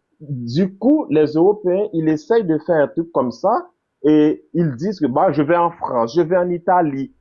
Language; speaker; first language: French; non-native, local second language; Haitian Creole